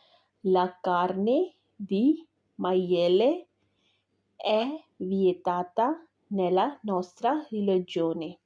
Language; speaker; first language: Italian; non-native, learner; Urdu